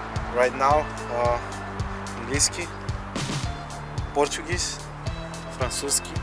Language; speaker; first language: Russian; non-native, learner; Portuguese